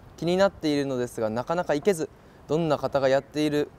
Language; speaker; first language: Japanese; native; Japanese